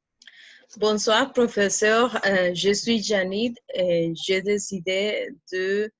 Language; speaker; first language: French; non-native, fluent; Spanish